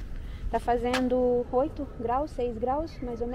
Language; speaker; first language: Portuguese; native; Portuguese